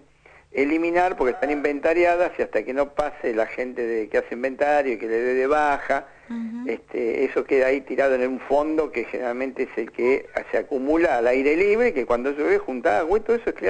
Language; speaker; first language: Spanish; native; Spanish